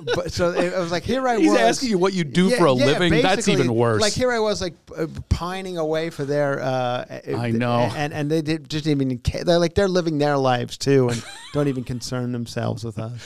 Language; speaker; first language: English; native; English